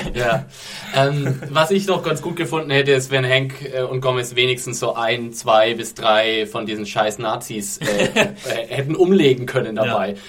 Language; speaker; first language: German; native; German